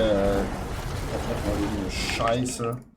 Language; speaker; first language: German; native; German